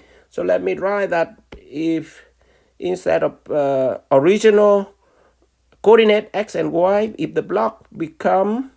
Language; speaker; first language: English; non-native, fluent; Vietnamese